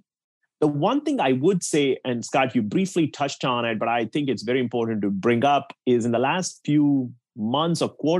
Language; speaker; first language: English; non-native, local second language; Tamil